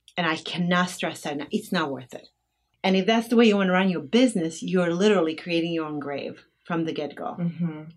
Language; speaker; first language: English; non-native, fluent; Bosnian